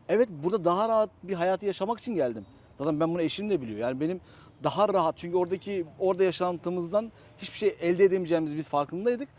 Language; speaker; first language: Turkish; native; Turkish